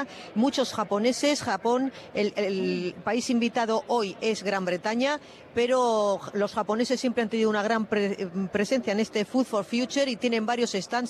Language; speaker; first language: Spanish; native; Spanish